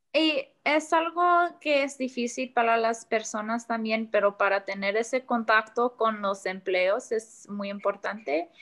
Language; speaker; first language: Spanish; early bilingual, heritage; Spanish